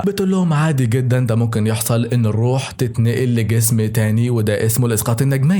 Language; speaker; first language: Arabic; native; Arabic